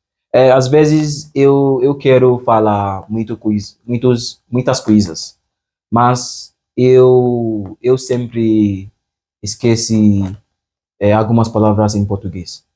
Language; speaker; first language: Portuguese; non-native, learner; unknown